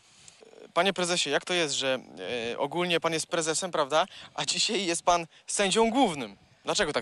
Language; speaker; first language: Polish; native; Polish